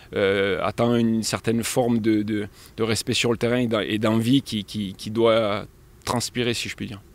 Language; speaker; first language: French; native; French